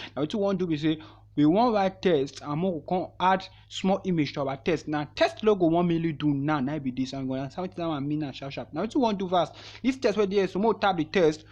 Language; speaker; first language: Nigerian Pidgin; non-native, local second language; Yoruba